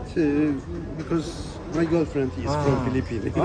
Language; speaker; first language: English; non-native, fluent; Turkish